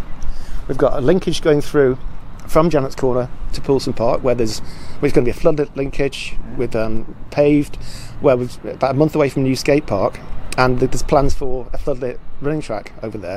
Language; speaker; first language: English; native; English